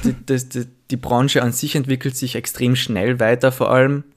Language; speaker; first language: German; native; German